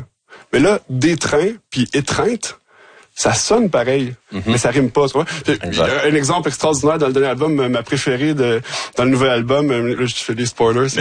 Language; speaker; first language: French; native; French